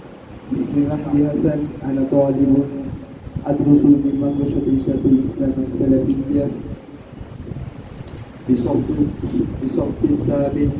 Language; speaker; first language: Arabic; non-native, learner; Bangla